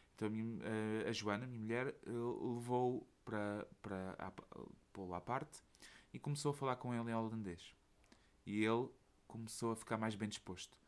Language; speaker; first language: Portuguese; native; Portuguese